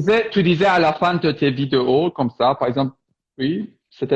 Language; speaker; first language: French; non-native, fluent; Persian